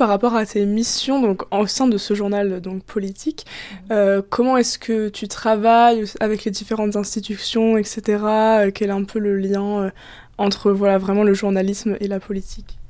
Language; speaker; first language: French; native; French